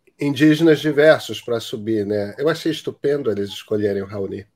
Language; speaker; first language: Portuguese; native; Portuguese